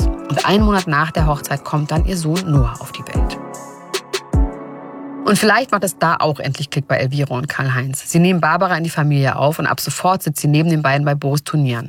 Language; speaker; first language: German; native; German